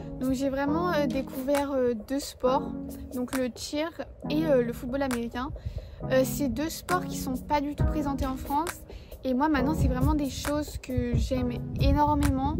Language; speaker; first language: French; native; French